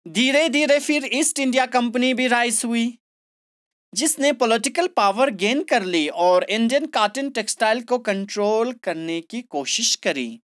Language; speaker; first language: Hindi; non-native, local second language; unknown